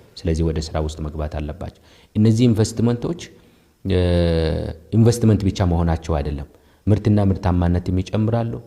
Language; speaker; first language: Amharic; non-native, local second language; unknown